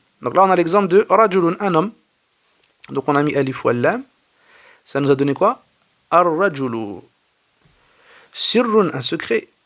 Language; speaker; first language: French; native; French